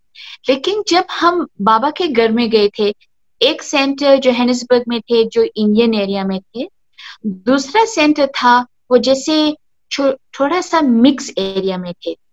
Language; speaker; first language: Hindi; early bilingual, heritage; Hindi